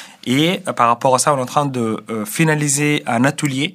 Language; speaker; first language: French; non-native, fluent; Arabic